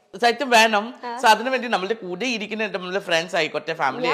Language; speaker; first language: Malayalam; non-native, local second language; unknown